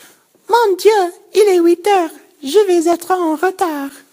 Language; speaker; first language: French; non-native, learner; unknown